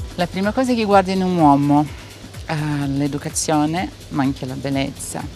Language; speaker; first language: Italian; non-native, fluent; Portuguese